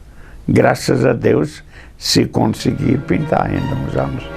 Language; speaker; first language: Portuguese; non-native, fluent; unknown